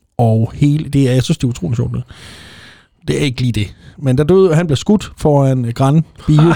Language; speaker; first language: Danish; native; Danish